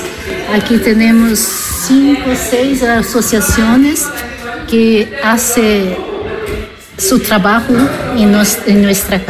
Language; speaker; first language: Spanish; non-native, learner; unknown